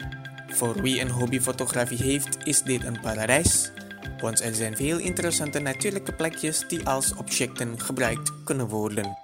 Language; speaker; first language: Dutch; non-native, fluent; Indonesian